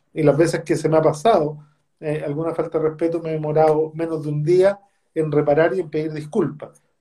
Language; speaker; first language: Spanish; native; Spanish